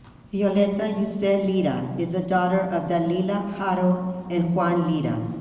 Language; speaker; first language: English; early bilingual, other home language; Spanish